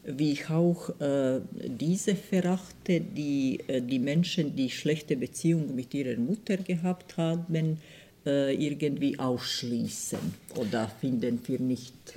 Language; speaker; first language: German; non-native, fluent; Croatian